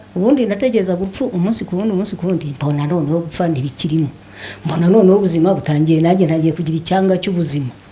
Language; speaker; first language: Kinyarwanda; native; Kinyarwanda